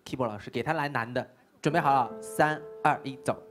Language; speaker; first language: Chinese; native; Chinese